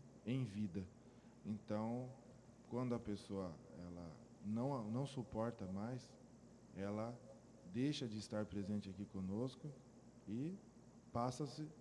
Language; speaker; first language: Portuguese; native; Portuguese